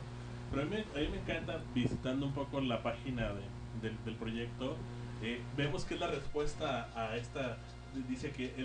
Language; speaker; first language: Spanish; native; Spanish